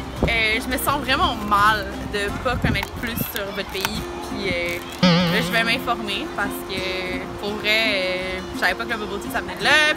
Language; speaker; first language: French; native; French